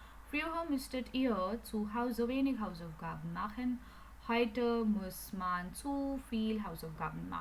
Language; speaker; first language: German; non-native, learner; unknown